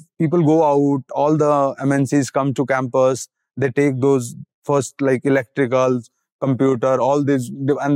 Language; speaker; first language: English; non-native, local second language; Bhojpuri